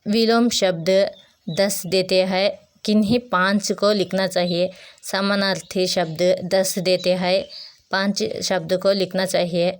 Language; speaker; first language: Hindi; non-native, local second language; Telugu